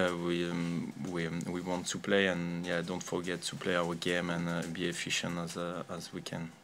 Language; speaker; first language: English; non-native, fluent; French